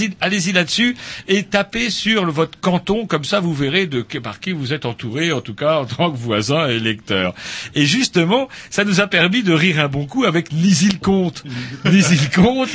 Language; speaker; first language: French; native; French